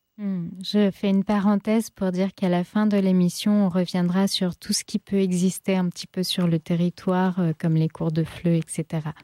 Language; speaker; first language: French; native; French